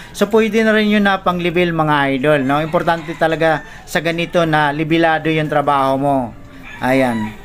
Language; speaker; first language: Filipino; native; Filipino